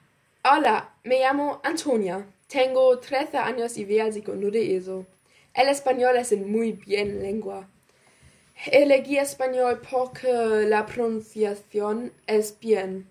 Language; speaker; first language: Spanish; non-native, learner; German